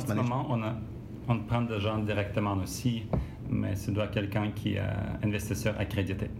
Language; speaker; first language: French; non-native, learner; Russian